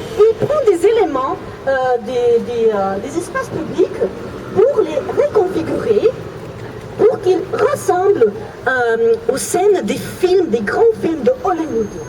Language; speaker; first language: French; non-native, fluent; Slovenian